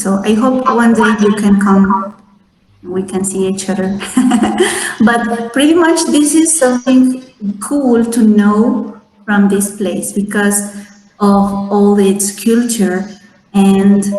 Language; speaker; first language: English; non-native, fluent; Spanish